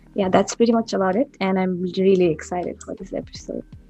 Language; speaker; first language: English; non-native, local second language; Nepali